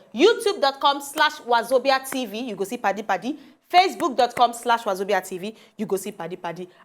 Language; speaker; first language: Nigerian Pidgin; non-native, local second language; Yoruba